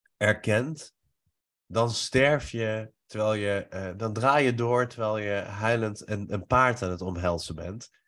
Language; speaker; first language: Dutch; early bilingual, other home language; Persian